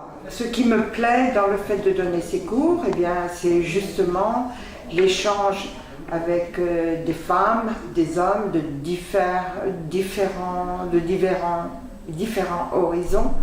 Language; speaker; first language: French; native; French